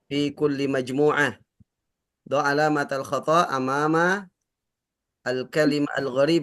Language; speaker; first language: Arabic; non-native, fluent; Indonesian